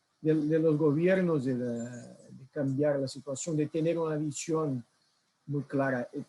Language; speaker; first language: Spanish; non-native, fluent; Portuguese